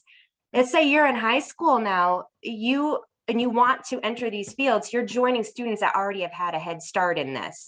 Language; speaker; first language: English; native; English